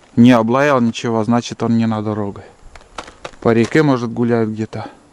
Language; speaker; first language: Russian; native; Russian